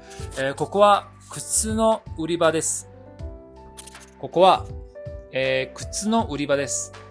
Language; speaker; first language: Japanese; non-native, fluent; Korean